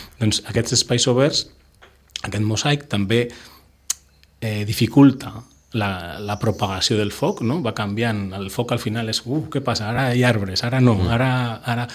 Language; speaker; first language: Catalan; non-native, local second language; Spanish